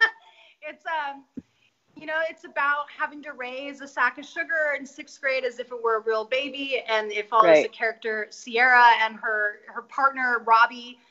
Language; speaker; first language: English; native; English